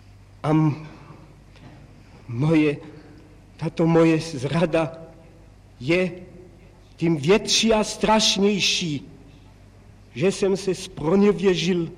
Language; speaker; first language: Czech; non-native, fluent; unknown